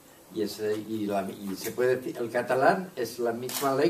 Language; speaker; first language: Spanish; non-native, local second language; Catalan